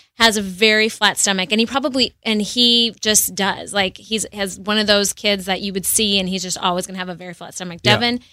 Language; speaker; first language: English; native; English